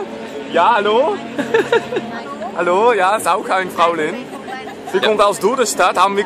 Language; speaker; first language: German; non-native, learner; Dutch